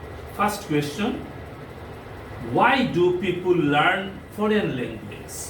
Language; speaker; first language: English; non-native, fluent; Bangla